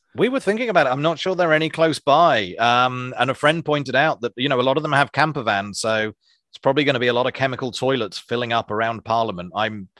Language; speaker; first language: English; native; English